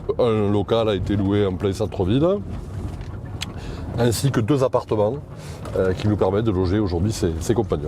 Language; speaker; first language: French; native; French